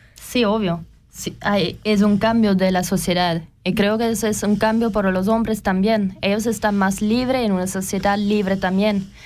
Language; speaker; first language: Spanish; non-native, learner; German